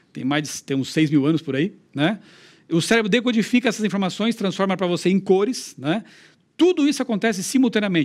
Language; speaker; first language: Portuguese; native; Portuguese